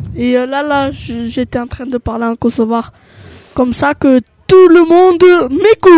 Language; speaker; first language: French; early bilingual, other home language; Albanian